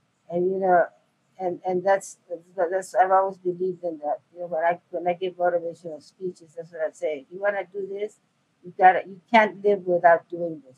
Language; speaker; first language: English; early bilingual, other home language; Spanish